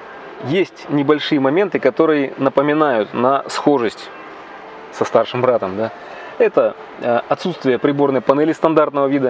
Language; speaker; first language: Russian; native; Russian